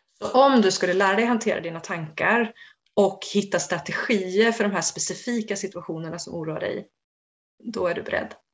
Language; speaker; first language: Swedish; native; Swedish